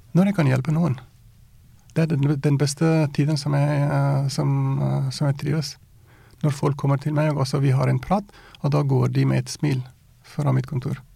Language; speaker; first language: Norwegian; non-native, fluent; Persian